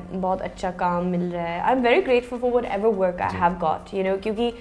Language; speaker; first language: Hindi; non-native, fluent; Swedish